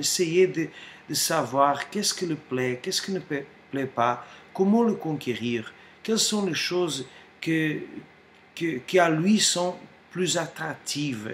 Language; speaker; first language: French; non-native, fluent; Portuguese